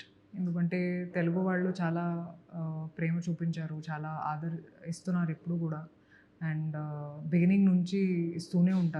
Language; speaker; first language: Telugu; non-native, local second language; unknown